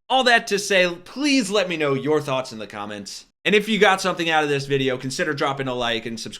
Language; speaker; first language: English; native; English